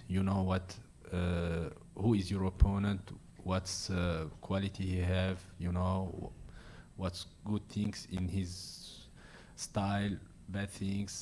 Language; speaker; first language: English; non-native, learner; Arabic